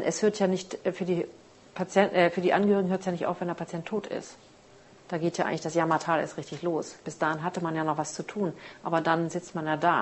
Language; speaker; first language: German; native; German